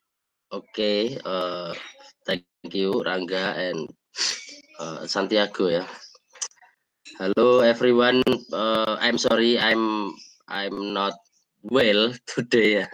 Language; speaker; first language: English; non-native, fluent; Indonesian